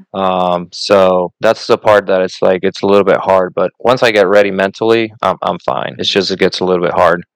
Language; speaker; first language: English; non-native, fluent; Spanish